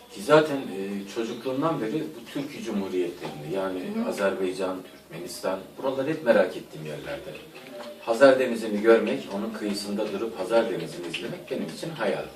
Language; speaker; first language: Turkish; native; Turkish